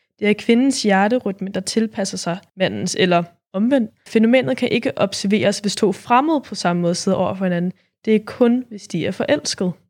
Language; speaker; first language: Danish; native; Danish